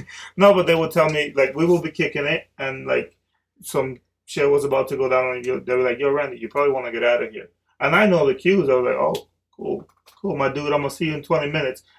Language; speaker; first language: English; early bilingual, other home language; Spanish